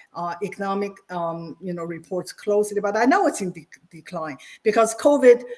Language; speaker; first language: English; non-native, fluent; Chinese